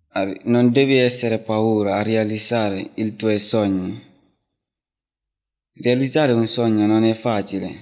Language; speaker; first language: Italian; non-native, learner; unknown